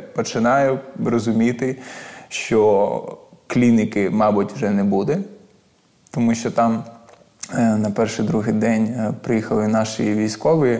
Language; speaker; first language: Ukrainian; non-native, local second language; Russian